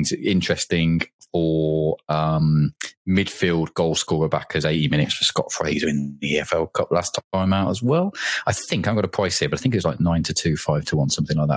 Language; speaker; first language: English; native; English